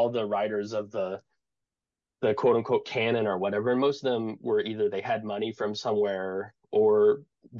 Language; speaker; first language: English; native; English